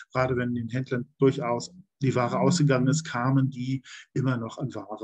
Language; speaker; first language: German; native; German